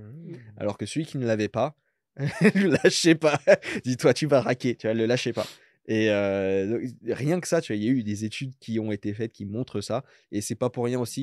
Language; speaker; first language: French; native; French